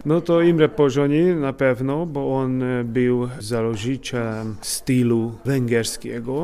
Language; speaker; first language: Polish; non-native, fluent; Hungarian